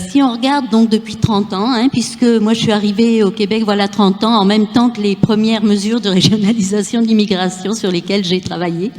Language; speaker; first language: French; native; French